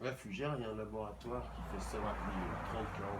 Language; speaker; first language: French; native; French